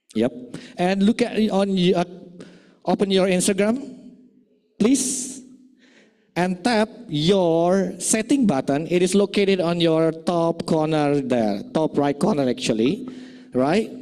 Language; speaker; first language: English; non-native, fluent; Indonesian